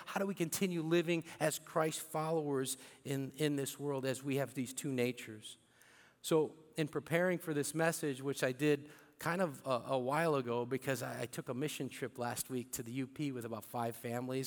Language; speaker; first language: English; early bilingual, other home language; Bikol